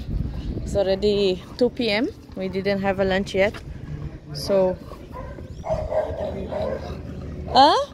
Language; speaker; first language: English; non-native, learner; Portuguese